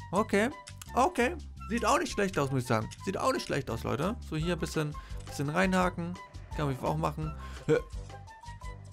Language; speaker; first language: German; native; German